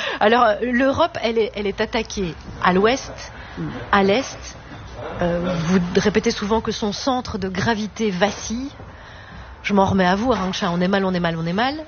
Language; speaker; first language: French; native; French